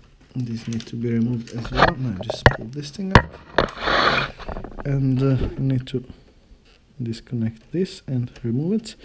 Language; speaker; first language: English; non-native, fluent; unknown